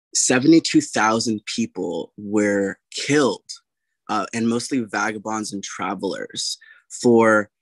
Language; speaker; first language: English; native; English